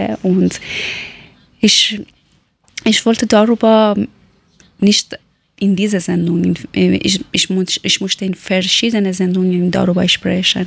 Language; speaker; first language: German; non-native, learner; Persian